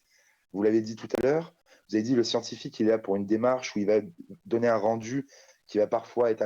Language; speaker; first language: French; native; French